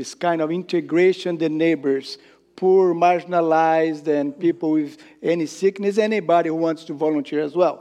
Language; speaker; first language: English; non-native, fluent; Portuguese